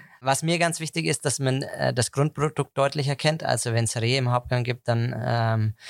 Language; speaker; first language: German; native; German